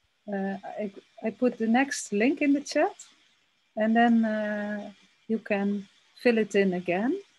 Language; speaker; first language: English; non-native, fluent; Dutch